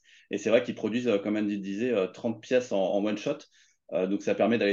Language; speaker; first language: French; native; French